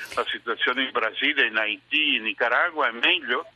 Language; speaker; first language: Italian; non-native, learner; Spanish